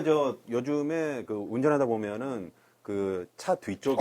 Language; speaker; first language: Korean; native; Korean